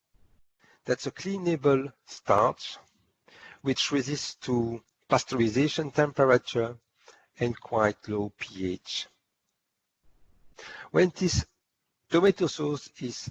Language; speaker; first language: English; non-native, fluent; French